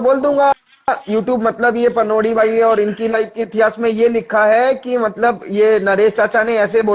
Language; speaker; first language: Hindi; native; Hindi